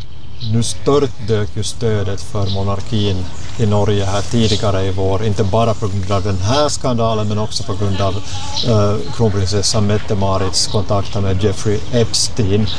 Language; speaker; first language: Swedish; native; Swedish